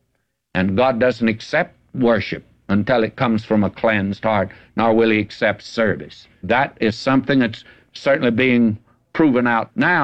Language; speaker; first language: English; native; English